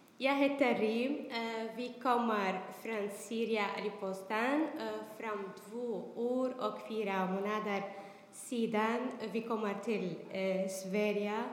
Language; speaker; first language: Swedish; non-native, learner; Arabic